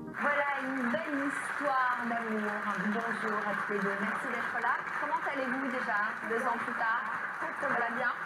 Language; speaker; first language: French; native; French